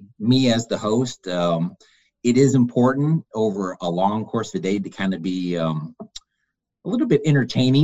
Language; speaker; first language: English; native; English